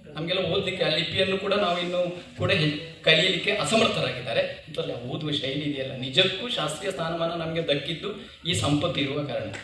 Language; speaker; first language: Kannada; non-native, local second language; Malayalam